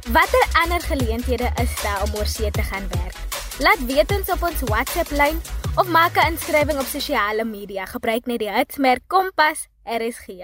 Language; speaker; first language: Afrikaans; native; Afrikaans